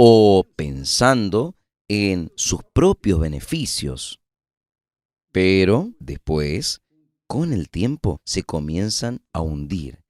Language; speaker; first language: Spanish; non-native, fluent; Portuguese